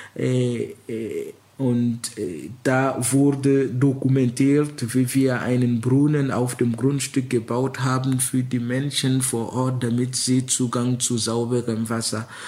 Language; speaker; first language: German; non-native, fluent; Mossi